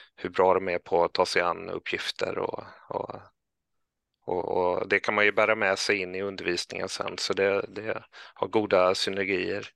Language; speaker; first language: Swedish; native; Swedish